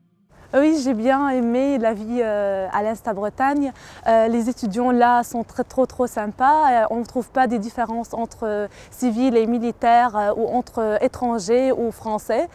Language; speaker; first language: French; non-native, local second language; Arabic